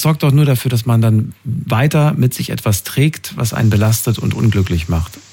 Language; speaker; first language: German; native; German